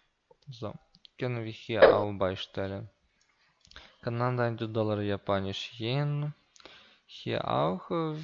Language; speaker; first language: German; non-native, learner; Russian